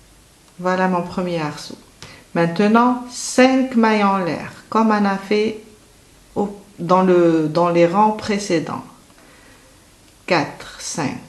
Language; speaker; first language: French; native; French